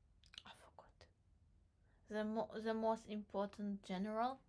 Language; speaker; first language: English; non-native, learner; Crimean Tatar